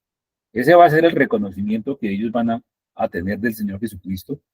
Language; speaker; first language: Spanish; native; Spanish